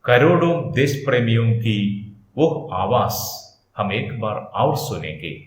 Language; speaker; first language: Hindi; non-native, local second language; Malayalam